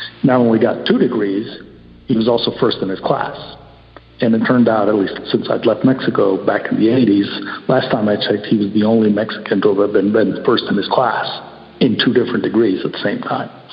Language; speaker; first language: English; early bilingual, other home language; Spanish